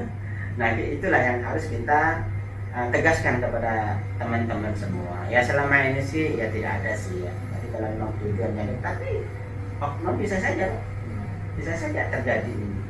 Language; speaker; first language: Indonesian; native; Indonesian